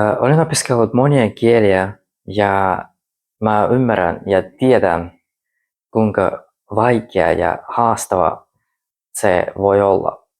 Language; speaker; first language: Finnish; non-native, fluent; Russian